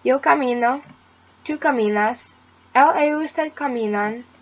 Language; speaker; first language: Spanish; non-native, learner; English